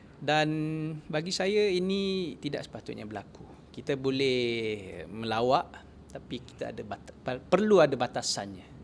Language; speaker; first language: Malay; non-native, local second language; Chinese